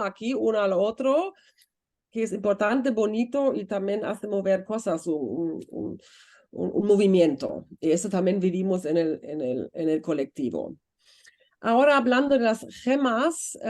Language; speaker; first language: Spanish; non-native, fluent; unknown